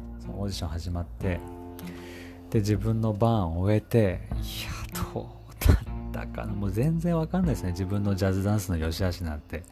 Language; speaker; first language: Japanese; native; Japanese